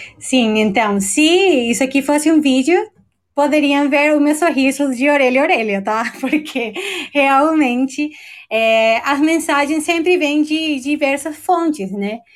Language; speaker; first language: Portuguese; non-native, fluent; Spanish